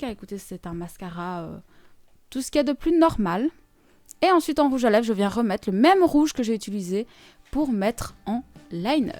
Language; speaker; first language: French; native; French